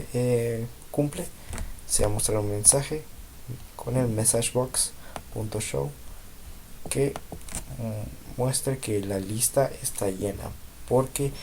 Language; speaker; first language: Spanish; native; Spanish